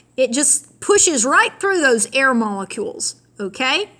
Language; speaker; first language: English; native; English